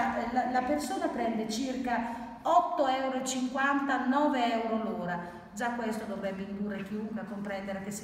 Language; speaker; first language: Italian; native; Italian